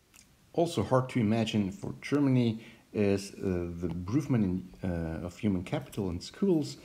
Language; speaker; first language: English; non-native, fluent; German